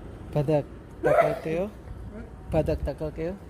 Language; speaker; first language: Korean; non-native, learner; Javanese